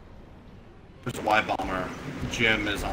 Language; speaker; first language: English; native; English